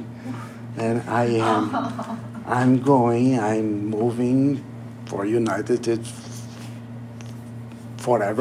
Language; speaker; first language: English; non-native, learner; Portuguese